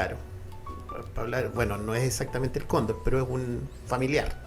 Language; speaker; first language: Spanish; native; Spanish